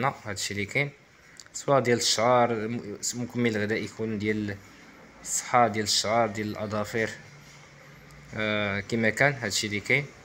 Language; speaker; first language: Arabic; native; Arabic